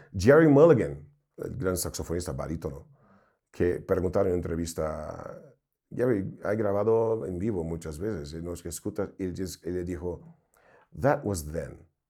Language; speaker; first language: Spanish; non-native, fluent; Portuguese